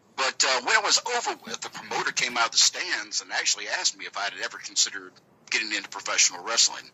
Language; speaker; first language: English; native; English